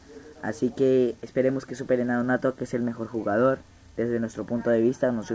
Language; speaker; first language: Spanish; native; Spanish